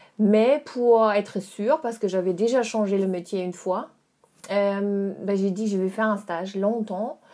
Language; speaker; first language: French; non-native, fluent; German